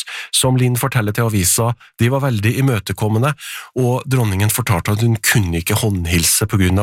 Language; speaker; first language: Norwegian; native; Norwegian